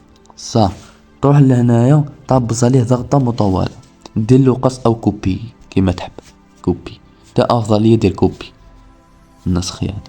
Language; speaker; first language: Arabic; native; Arabic